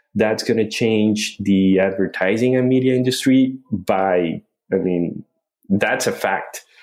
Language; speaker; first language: English; non-native, fluent; Spanish